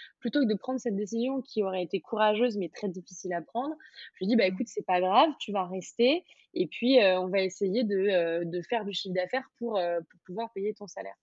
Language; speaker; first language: French; native; French